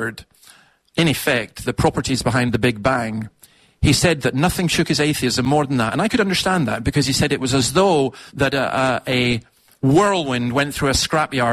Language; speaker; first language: English; native; English